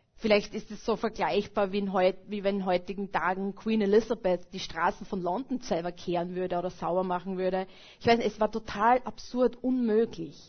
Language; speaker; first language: German; native; German